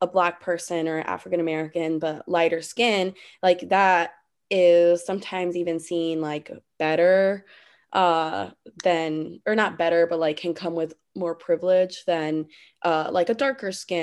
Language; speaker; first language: English; non-native, fluent; Spanish